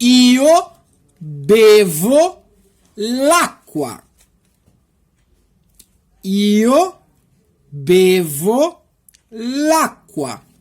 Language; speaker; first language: Italian; non-native, fluent; Portuguese